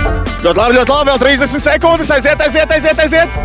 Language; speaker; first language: Latvian; native; Latvian